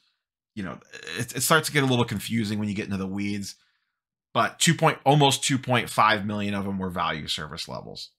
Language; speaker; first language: English; native; English